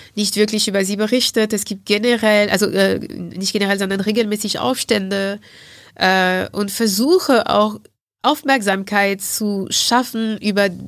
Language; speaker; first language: German; non-native, fluent; French